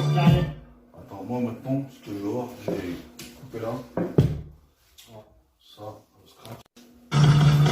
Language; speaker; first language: French; native; French